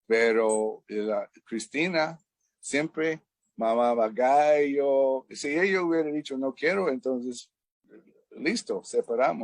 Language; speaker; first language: Spanish; non-native, fluent; English